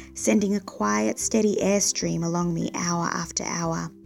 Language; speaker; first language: English; native; English